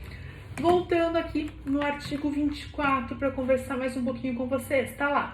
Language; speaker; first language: Portuguese; native; Portuguese